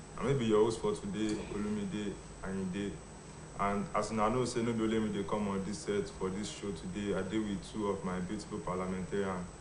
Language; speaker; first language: Nigerian Pidgin; non-native, local second language; Yoruba